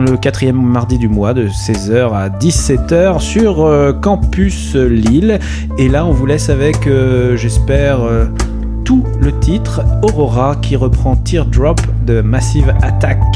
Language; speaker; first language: French; native; French